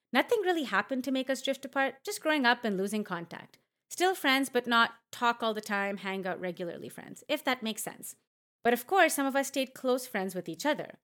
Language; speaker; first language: English; early bilingual, other home language; Hindi